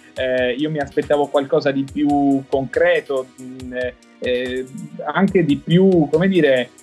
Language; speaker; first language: Italian; native; Italian